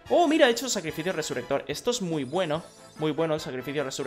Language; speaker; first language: Spanish; native; Spanish